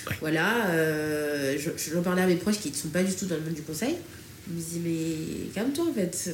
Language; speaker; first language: French; early bilingual, other home language; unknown